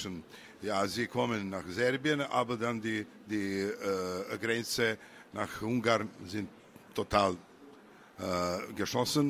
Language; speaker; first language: German; non-native, learner; Serbian